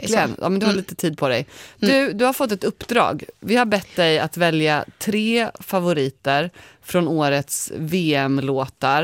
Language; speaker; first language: Swedish; native; Swedish